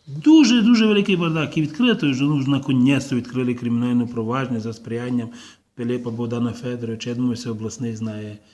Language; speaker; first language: Ukrainian; native; Ukrainian